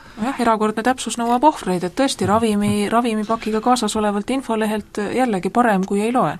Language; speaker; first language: Estonian; native; Estonian